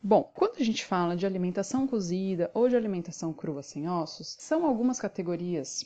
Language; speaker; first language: Portuguese; native; Portuguese